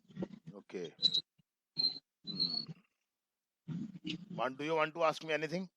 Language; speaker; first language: English; non-native, local second language; Hindi